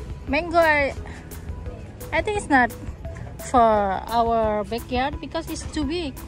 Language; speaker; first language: English; non-native, learner; Indonesian